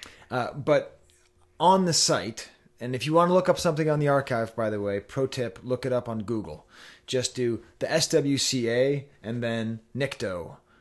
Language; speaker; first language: English; native; English